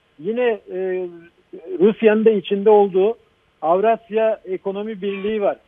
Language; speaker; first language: Turkish; native; Turkish